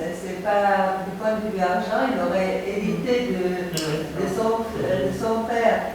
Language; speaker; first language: French; non-native, fluent; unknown